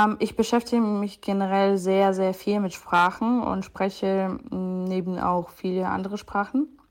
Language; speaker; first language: German; non-native, fluent; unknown